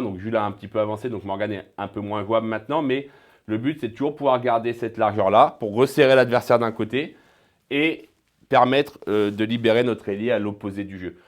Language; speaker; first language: French; native; French